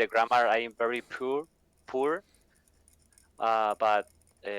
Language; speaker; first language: English; non-native, learner; Spanish